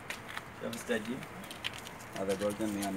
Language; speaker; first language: Arabic; non-native, learner; Urdu